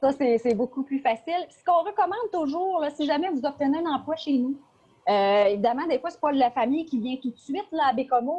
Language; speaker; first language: French; native; French